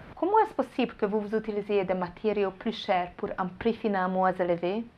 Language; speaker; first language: French; non-native, fluent; Hungarian